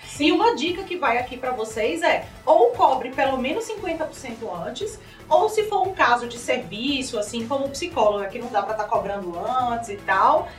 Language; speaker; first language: Portuguese; native; Portuguese